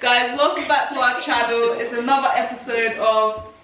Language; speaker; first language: English; native; English